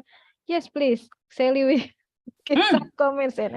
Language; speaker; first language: English; non-native, fluent; Indonesian